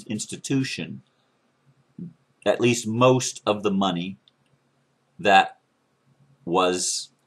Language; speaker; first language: English; native; English